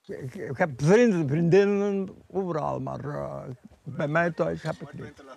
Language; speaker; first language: Dutch; non-native, local second language; Papiamento